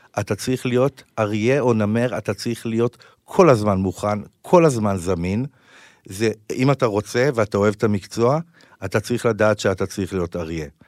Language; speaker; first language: Hebrew; native; Hebrew